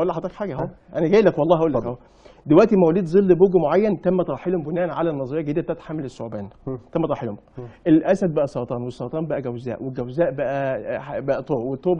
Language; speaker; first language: Arabic; native; Arabic